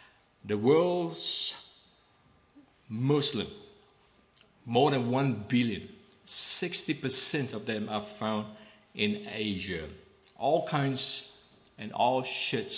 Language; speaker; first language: English; non-native, local second language; Min Nan Chinese